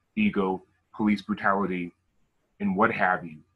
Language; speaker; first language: English; native; English